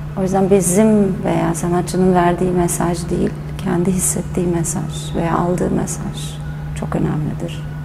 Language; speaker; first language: Turkish; early bilingual, heritage; German